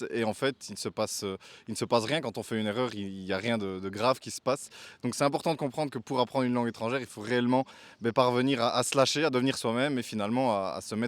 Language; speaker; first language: French; native; French